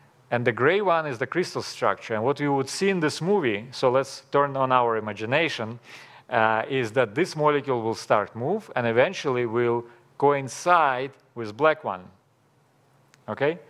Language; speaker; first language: English; non-native, fluent; Russian